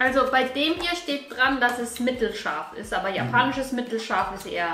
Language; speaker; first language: German; native; German